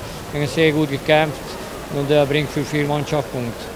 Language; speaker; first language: German; non-native, learner; Hungarian